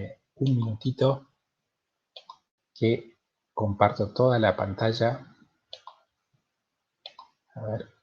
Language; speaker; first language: Spanish; native; Spanish